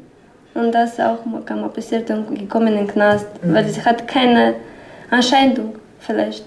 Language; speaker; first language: German; non-native, learner; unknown